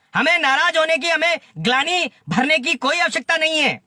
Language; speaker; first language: Hindi; native; Hindi